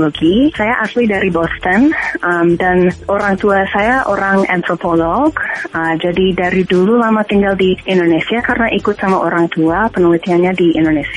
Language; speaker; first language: Indonesian; non-native, fluent; English